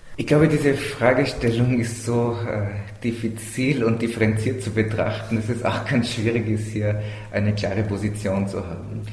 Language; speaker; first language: German; native; German